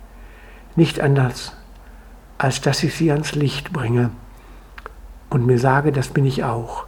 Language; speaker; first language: German; native; German